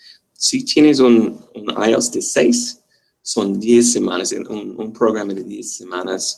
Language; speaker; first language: Spanish; non-native, fluent; English